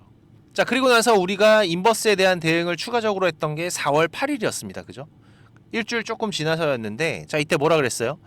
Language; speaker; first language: Korean; native; Korean